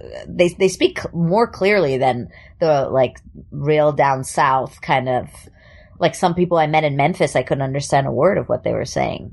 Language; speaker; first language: English; early bilingual, other home language; German